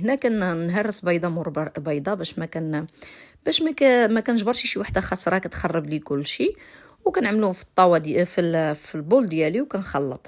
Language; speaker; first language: Arabic; native; Arabic